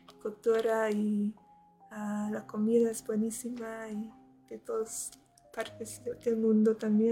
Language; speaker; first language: Spanish; non-native, learner; English